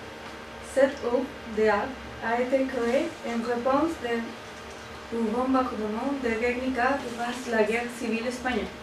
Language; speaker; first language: French; non-native, learner; Spanish